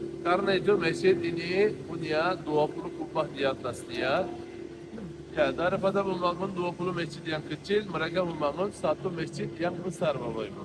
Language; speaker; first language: Indonesian; non-native, fluent; Turkish